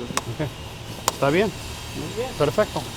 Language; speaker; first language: Spanish; non-native, learner; English